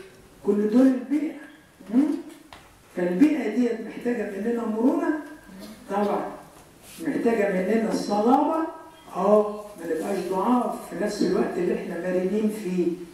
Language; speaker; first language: Arabic; native; Arabic